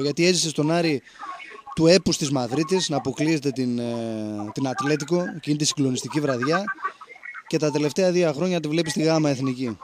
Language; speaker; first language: Greek; native; Greek